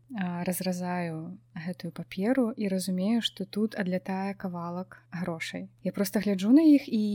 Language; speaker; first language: Belarusian; native; Belarusian